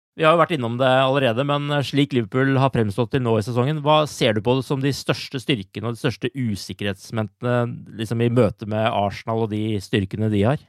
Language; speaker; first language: Norwegian; native; Norwegian